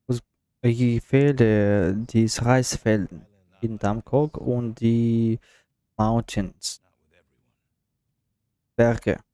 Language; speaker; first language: German; non-native, learner; Russian